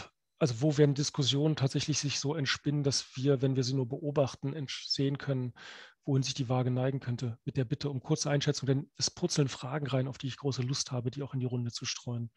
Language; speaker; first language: German; native; German